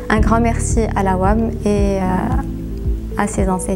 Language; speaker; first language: French; non-native, local second language; Arabic